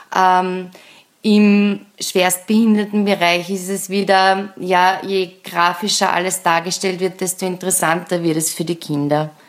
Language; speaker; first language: German; native; German